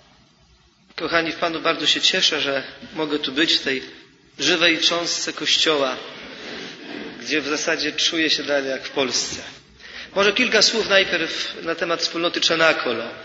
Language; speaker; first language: Polish; native; Polish